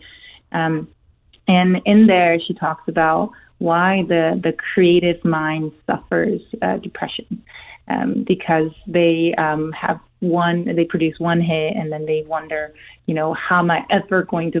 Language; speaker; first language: English; non-native, fluent; Korean